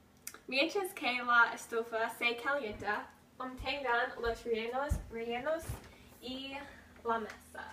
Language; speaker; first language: Spanish; non-native, learner; English